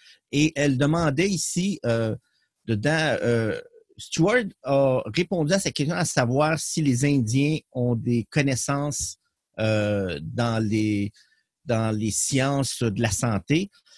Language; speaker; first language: French; native; French